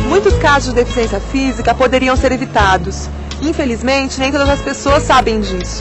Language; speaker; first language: Portuguese; native; Portuguese